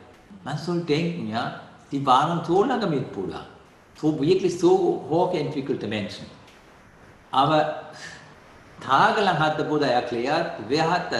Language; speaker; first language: German; non-native, learner; Sinhala